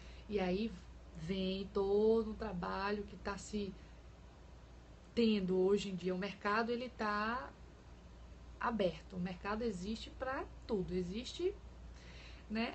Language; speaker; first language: Portuguese; native; Portuguese